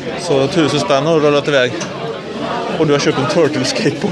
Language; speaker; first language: Swedish; native; Swedish